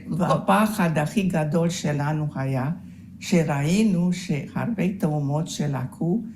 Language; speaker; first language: Hebrew; early bilingual, other home language; Hungarian